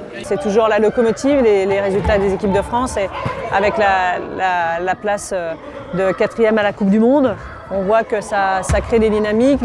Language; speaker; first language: French; native; French